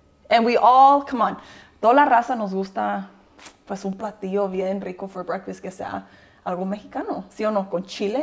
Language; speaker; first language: Spanish; early bilingual, heritage; Spanish